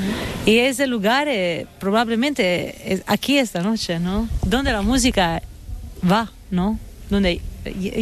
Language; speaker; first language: Spanish; non-native, fluent; Italian